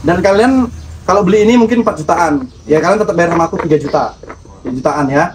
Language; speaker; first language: Malay; native; Malay